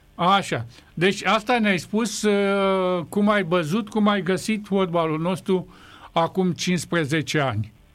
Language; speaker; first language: Romanian; native; Romanian